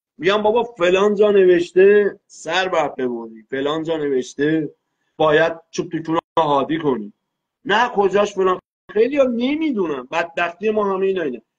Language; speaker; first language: Persian; non-native, local second language; Azerbaijani